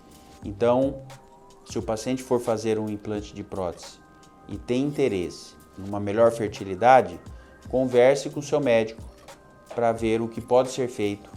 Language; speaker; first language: Portuguese; native; Portuguese